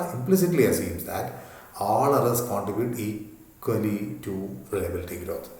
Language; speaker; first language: English; non-native, local second language; Malayalam